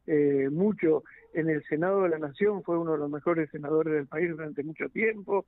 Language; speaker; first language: Spanish; native; Spanish